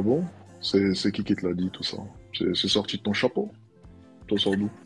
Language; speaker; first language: French; native; French